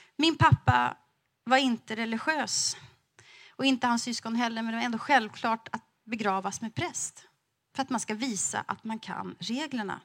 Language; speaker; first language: Swedish; native; Swedish